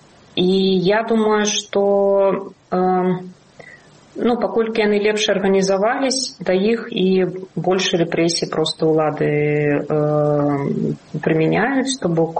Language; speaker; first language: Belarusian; non-native, local second language; Russian